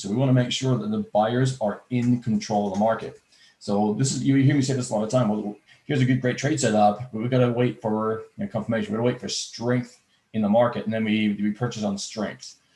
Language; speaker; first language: English; native; English